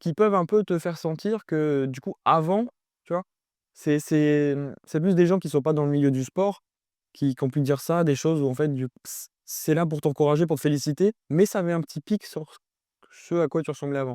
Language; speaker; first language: French; native; French